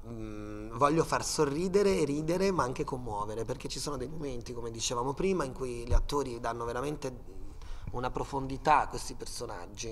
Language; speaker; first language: Italian; native; Italian